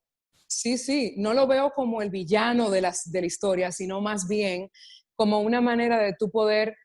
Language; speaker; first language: Spanish; native; Spanish